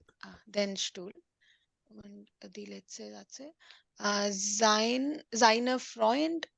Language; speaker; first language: German; non-native, learner; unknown